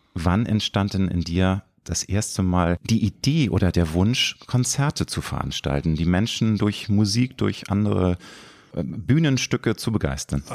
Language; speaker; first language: German; native; German